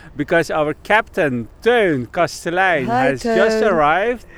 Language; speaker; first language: English; non-native, fluent; Persian